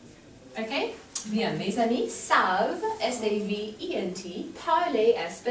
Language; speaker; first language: French; non-native, fluent; English